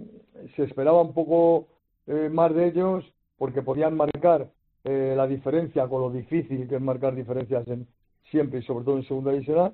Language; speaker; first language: Spanish; native; Spanish